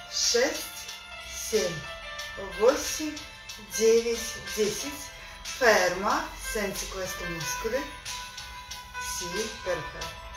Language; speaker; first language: Italian; non-native, learner; Russian